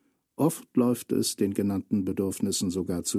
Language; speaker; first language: German; native; German